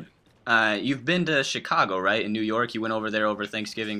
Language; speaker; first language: English; native; English